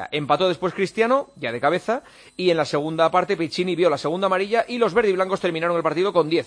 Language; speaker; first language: Spanish; native; Spanish